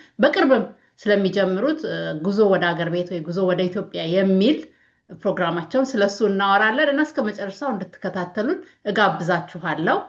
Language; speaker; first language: Amharic; native; Amharic